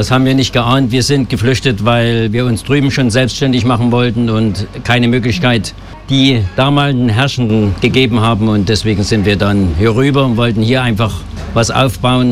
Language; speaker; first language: German; native; German